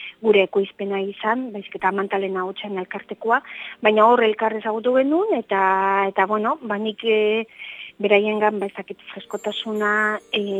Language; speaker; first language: Basque; native; Basque